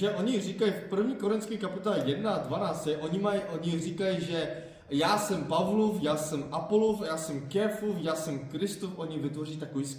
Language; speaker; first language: Czech; non-native, fluent; Korean